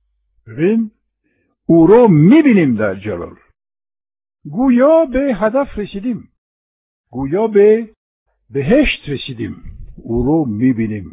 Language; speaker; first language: Persian; non-native, fluent; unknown